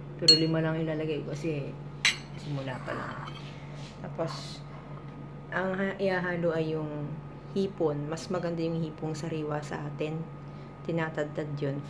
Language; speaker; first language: Filipino; native; Filipino